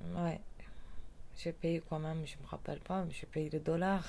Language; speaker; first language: French; non-native, learner; Kurdish